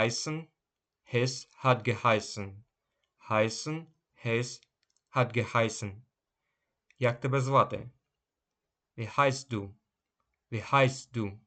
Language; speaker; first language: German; non-native, fluent; Ukrainian